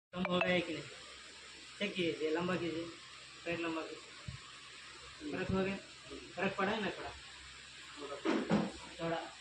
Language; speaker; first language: Hindi; non-native, local second language; Telugu